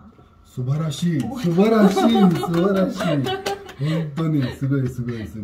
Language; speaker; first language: Japanese; non-native, learner; Hindi